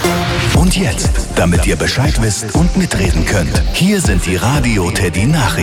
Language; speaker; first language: German; native; German